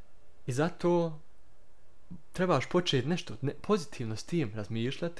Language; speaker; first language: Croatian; early bilingual, heritage; Croatian